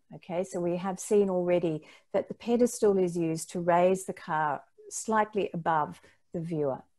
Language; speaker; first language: English; native; English